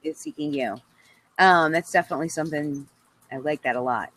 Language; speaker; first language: English; native; English